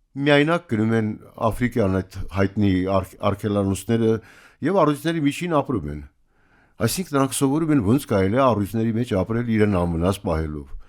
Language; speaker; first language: Armenian; native; Armenian